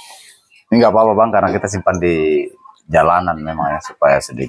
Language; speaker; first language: Indonesian; native; Indonesian